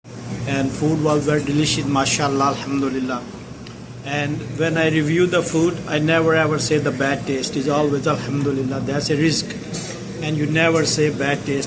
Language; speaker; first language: English; non-native, learner; Urdu